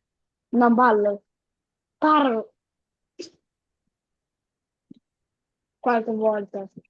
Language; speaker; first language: Italian; early bilingual, other home language; Bangla